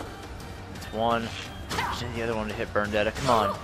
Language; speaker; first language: English; native; English